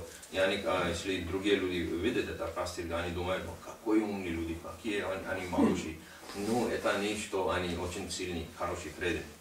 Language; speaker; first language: Russian; non-native, learner; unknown